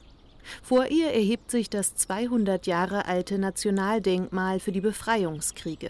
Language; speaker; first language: German; native; German